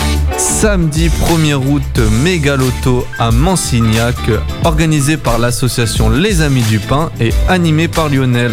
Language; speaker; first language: French; native; French